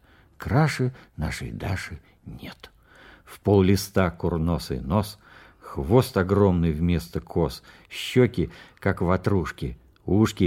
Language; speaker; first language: Russian; native; Russian